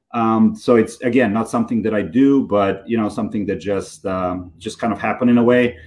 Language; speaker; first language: English; non-native, fluent; Serbian